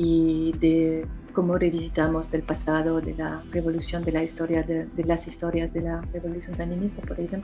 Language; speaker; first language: Spanish; non-native, fluent; French